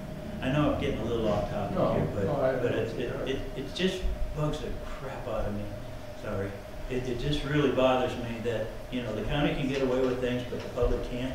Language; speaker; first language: English; native; English